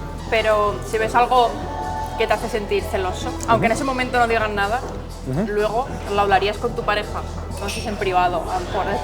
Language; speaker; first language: Spanish; native; Spanish